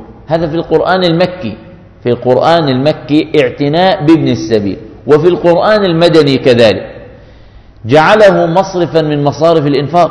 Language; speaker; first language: Arabic; native; Arabic